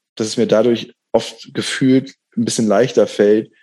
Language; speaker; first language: German; native; German